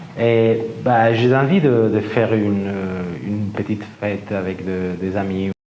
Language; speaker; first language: French; non-native, fluent; Spanish